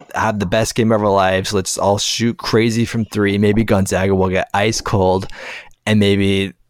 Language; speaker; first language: English; native; English